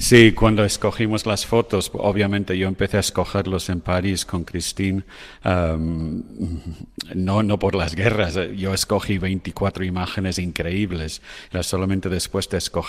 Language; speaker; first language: Spanish; non-native, fluent; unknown